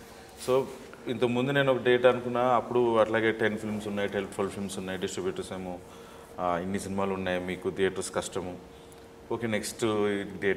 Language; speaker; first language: Telugu; native; Telugu